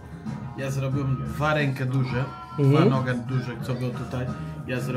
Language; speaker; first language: Polish; non-native, learner; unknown